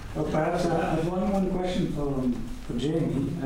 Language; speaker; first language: English; non-native, fluent; Dutch